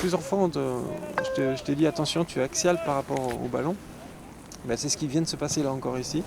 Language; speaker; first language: French; native; French